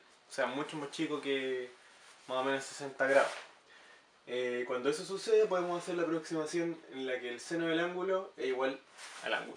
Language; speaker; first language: Spanish; native; Spanish